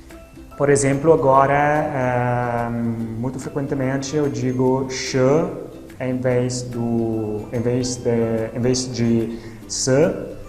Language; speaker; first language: Portuguese; non-native, fluent; Italian